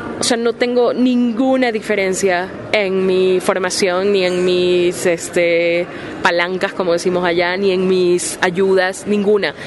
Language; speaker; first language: Spanish; native; Spanish